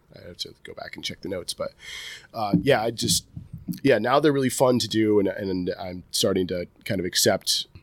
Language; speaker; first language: English; native; English